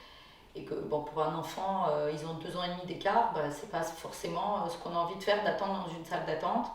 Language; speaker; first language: French; native; French